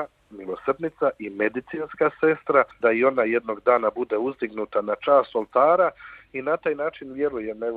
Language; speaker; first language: Croatian; native; Croatian